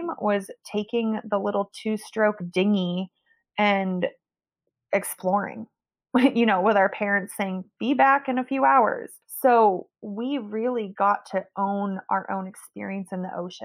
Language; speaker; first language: English; native; English